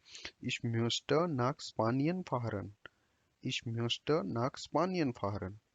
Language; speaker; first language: German; non-native, fluent; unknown